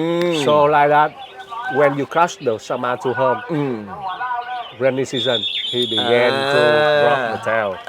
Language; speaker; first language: English; non-native, learner; Vietnamese